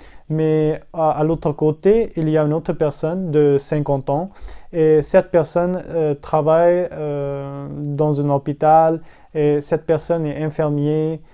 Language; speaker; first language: French; non-native, learner; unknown